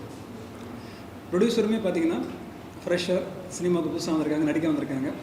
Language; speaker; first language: Tamil; native; Tamil